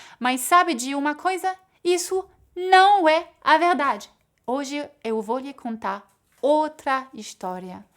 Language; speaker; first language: Portuguese; non-native, fluent; French